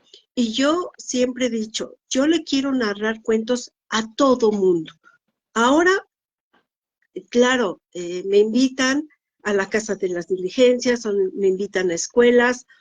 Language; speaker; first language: Spanish; native; Spanish